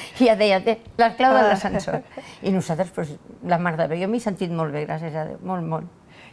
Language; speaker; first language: Catalan; non-native, local second language; Spanish